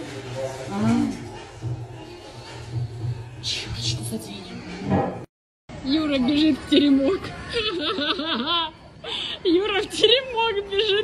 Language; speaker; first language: Russian; native; Russian